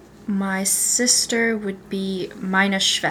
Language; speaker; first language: German; non-native, learner; English